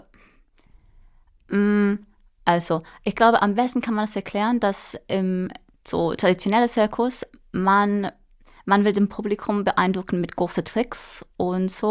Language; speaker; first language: German; non-native, fluent; English